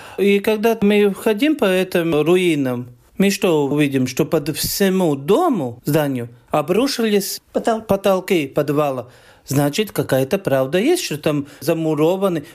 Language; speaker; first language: Russian; non-native, fluent; Latvian